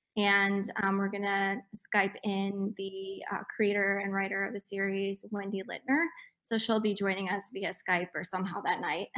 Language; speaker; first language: English; native; English